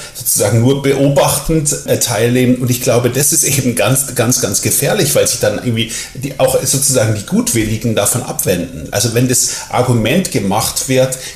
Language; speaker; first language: German; native; German